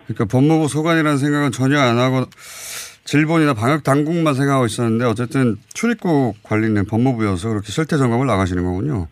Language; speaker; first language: Korean; native; Korean